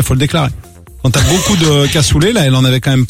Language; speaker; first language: French; native; French